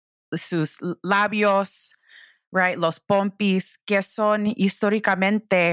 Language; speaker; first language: Spanish; early bilingual, heritage; English